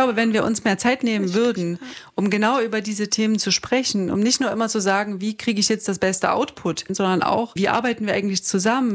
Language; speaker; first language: German; native; German